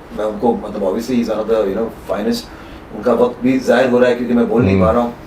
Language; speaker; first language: Hindi; non-native, local second language; Bangla